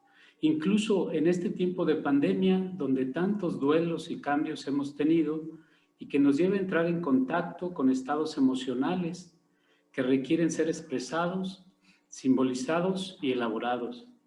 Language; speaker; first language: Spanish; native; Spanish